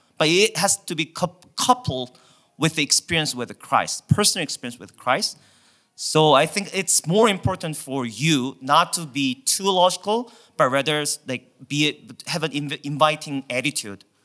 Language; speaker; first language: English; non-native, fluent; Korean